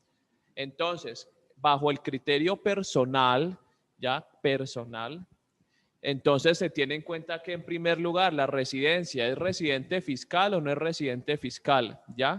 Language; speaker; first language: Spanish; native; Spanish